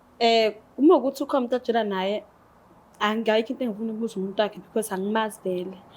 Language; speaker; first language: Zulu; native; Zulu